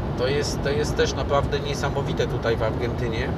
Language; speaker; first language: Polish; native; Polish